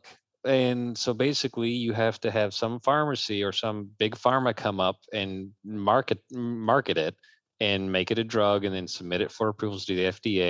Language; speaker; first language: English; native; English